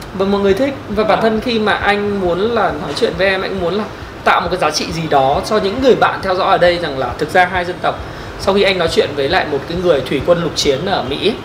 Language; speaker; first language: Vietnamese; native; Vietnamese